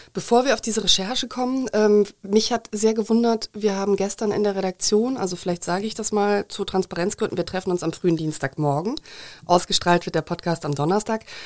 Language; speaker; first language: German; native; German